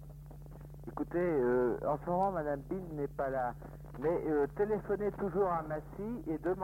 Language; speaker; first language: French; native; French